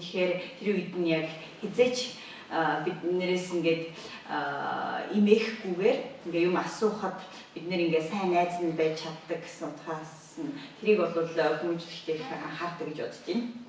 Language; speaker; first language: Mongolian; native; Mongolian